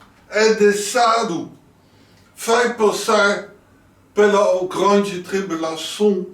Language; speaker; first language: Portuguese; non-native, learner; Dutch